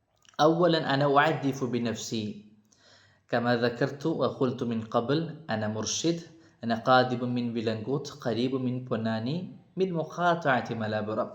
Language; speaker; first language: Arabic; non-native, fluent; Malayalam